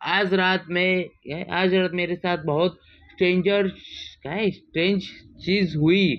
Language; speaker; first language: Hindi; non-native, local second language; Marathi